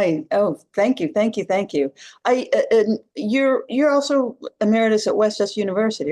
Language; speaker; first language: English; native; English